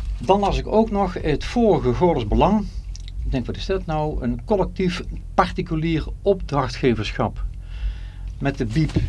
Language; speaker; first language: Dutch; native; Dutch